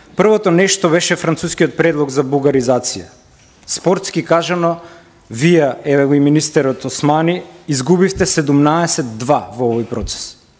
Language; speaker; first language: Macedonian; native; Macedonian